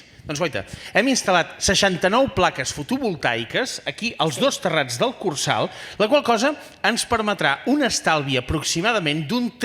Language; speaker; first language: Catalan; native; Catalan